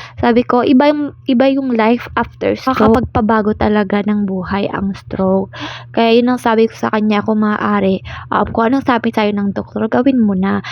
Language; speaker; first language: Filipino; non-native, local second language; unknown